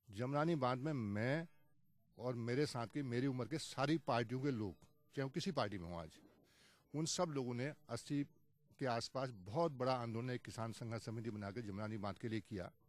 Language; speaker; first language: Hindi; native; Hindi